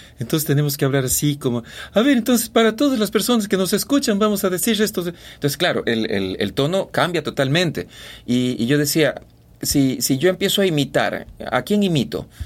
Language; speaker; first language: Spanish; native; Spanish